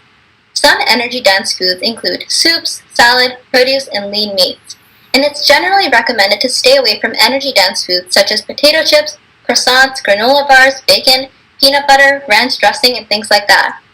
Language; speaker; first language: English; native; English